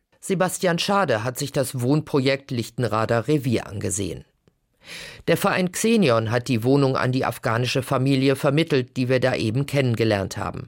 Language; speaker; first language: German; native; German